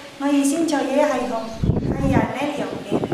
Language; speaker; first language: Cantonese; non-native, learner; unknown